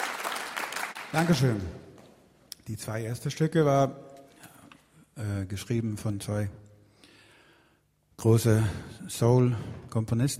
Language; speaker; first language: German; non-native, fluent; Swedish